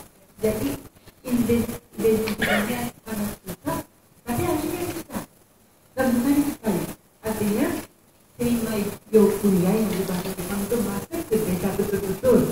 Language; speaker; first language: Indonesian; non-native, fluent; Japanese